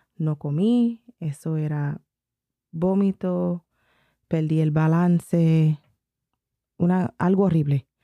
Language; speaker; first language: Spanish; early bilingual, heritage; Spanish